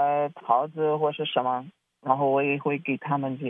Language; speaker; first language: Chinese; early bilingual, heritage; Chinese